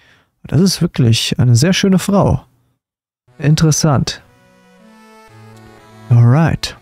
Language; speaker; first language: German; native; German